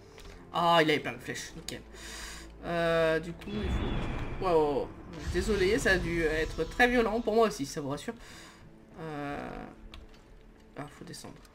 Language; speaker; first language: French; native; French